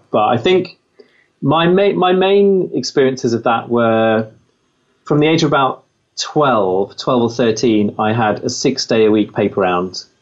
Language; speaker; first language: English; native; English